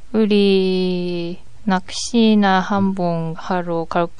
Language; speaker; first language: Korean; non-native, learner; Japanese